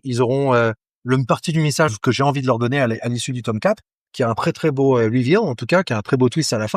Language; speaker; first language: French; native; French